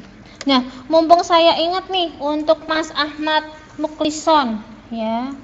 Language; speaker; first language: Indonesian; native; Indonesian